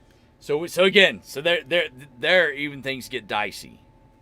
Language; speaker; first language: English; native; English